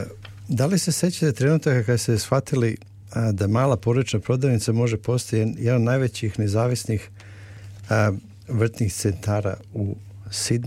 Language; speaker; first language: Serbian; native; Serbian